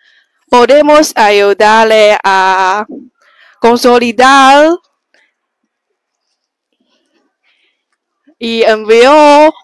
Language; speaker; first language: Spanish; non-native, learner; Chinese